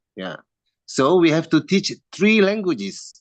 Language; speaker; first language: English; non-native, learner; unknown